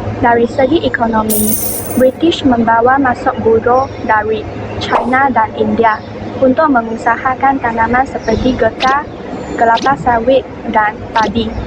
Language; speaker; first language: Malay; non-native, local second language; Chinese